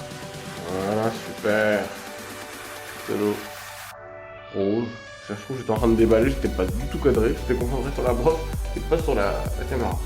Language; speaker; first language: French; native; French